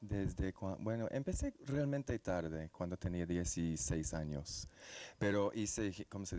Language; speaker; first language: Spanish; non-native, fluent; English